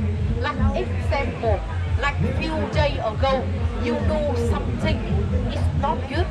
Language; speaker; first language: English; non-native, learner; Vietnamese